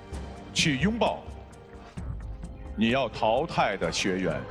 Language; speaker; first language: Chinese; native; Chinese